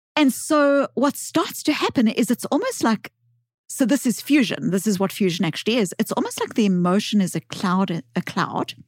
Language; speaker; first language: English; native; English